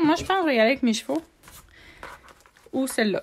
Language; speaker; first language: French; native; French